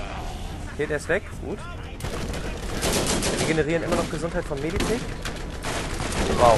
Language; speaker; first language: German; native; German